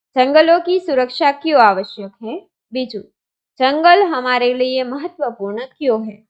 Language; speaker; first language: Hindi; non-native, local second language; Gujarati